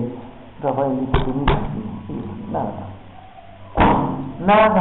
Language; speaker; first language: Spanish; native; Spanish